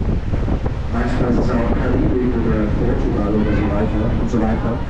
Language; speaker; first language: German; non-native, fluent; Danish